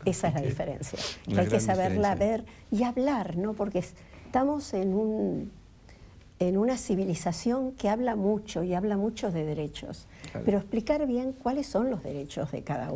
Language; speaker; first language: Spanish; native; Spanish